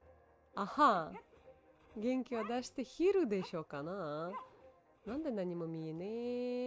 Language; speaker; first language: Japanese; non-native, learner; Russian